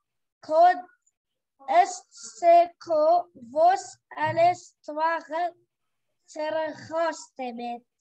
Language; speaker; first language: French; non-native, learner; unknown